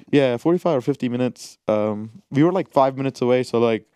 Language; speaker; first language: English; non-native, local second language; Gujarati